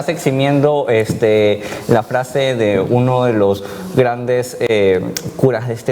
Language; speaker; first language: Spanish; native; Spanish